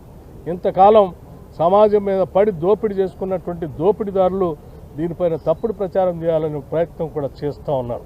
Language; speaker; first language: Telugu; native; Telugu